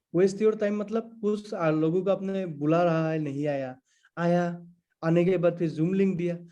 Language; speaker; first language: Hindi; non-native, local second language; Assamese